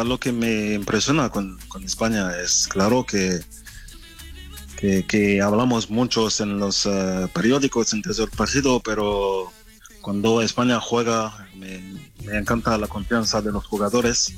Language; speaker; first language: Spanish; non-native, learner; French